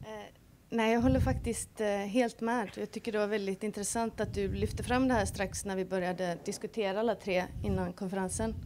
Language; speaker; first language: Swedish; non-native, fluent; Icelandic